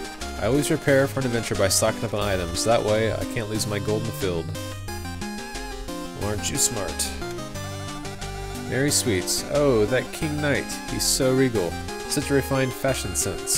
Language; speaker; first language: English; native; English